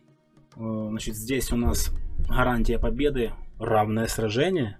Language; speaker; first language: Russian; native; Russian